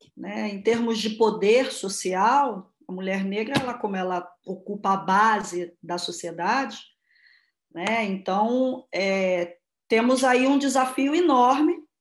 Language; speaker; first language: Portuguese; native; Portuguese